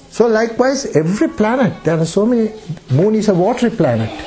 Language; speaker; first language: English; non-native, local second language; Sinhala